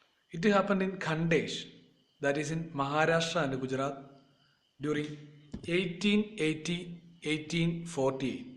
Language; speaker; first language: English; non-native, local second language; Malayalam